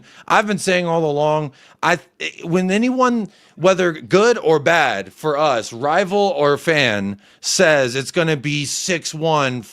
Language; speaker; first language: English; native; English